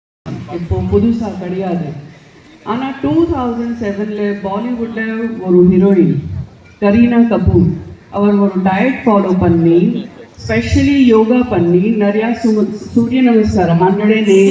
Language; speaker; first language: Tamil; non-native, local second language; Gujarati